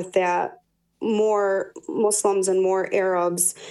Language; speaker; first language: English; native; English